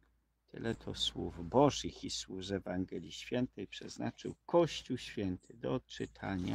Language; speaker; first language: Polish; native; Polish